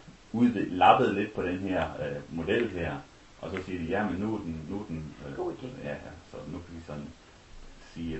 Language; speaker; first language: Danish; native; Danish